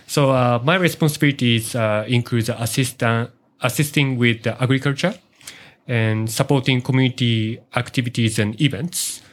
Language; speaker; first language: English; non-native, learner; Japanese